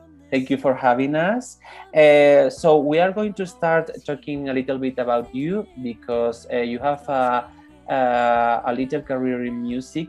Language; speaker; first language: English; non-native, learner; Spanish